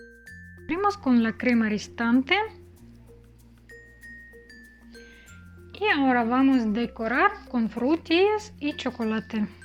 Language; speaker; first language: Spanish; non-native, fluent; Russian